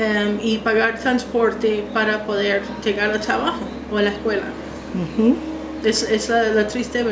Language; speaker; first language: Spanish; non-native, fluent; English